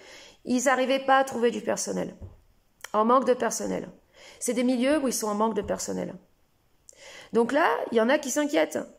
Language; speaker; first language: French; native; French